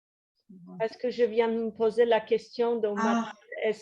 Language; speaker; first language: French; non-native, fluent; Polish